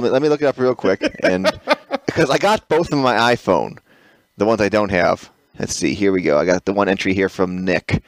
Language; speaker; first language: English; native; English